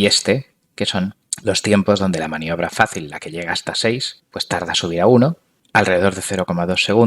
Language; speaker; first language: Spanish; native; Spanish